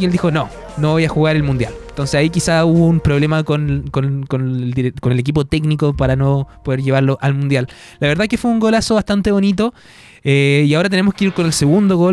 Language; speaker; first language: Spanish; native; Spanish